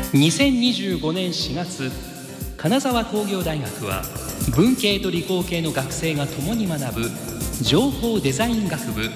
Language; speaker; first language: Japanese; native; Japanese